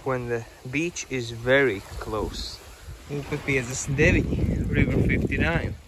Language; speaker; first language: English; non-native, fluent; Latvian